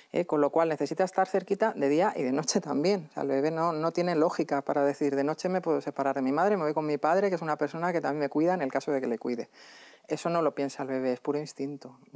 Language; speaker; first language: Spanish; native; Spanish